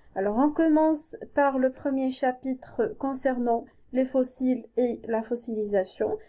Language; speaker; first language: French; non-native, local second language; Arabic